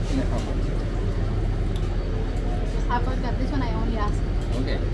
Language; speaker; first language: English; non-native, learner; Japanese